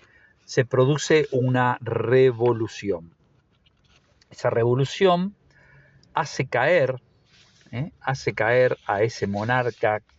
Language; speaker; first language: Spanish; native; Spanish